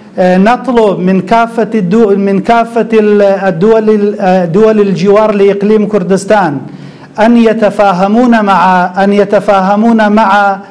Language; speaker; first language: Arabic; non-native, local second language; Kurdish